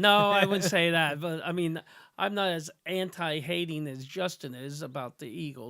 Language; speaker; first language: English; native; English